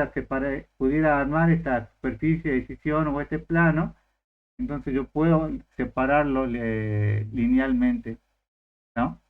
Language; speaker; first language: Spanish; native; Spanish